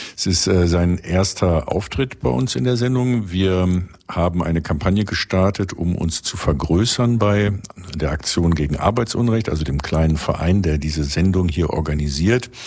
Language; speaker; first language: German; native; German